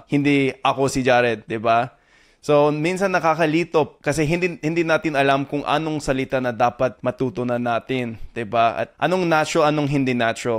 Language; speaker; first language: Filipino; non-native, fluent; English